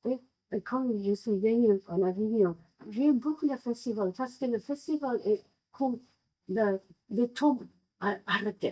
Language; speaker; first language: French; non-native, learner; English